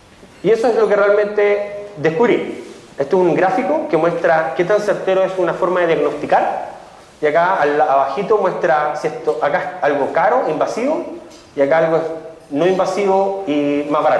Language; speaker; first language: Spanish; native; Spanish